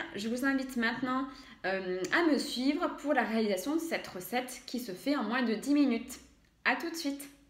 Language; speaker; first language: French; native; French